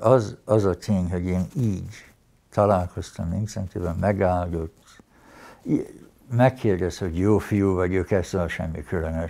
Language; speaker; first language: Hungarian; early bilingual, heritage; Hungarian